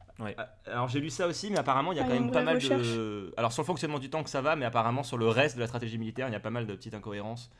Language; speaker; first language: French; native; French